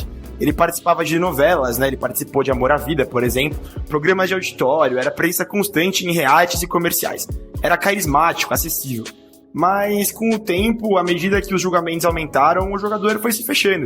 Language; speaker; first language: Portuguese; native; Portuguese